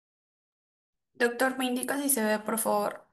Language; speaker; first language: Spanish; native; Spanish